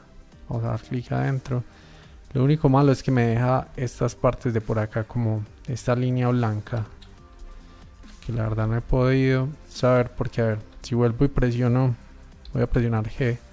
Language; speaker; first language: Spanish; native; Spanish